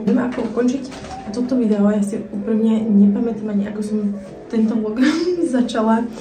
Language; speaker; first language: Slovak; early bilingual, heritage; Slovak